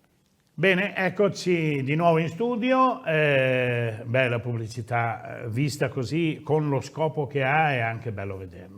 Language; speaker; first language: Italian; native; Italian